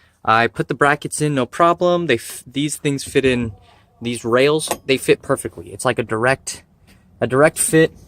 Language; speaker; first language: English; native; English